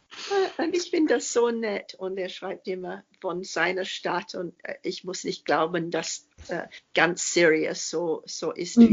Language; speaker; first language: German; non-native, fluent; English